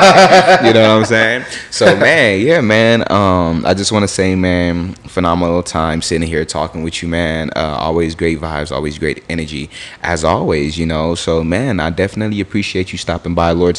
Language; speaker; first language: English; native; English